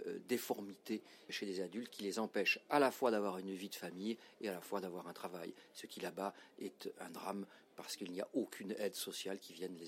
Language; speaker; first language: French; native; French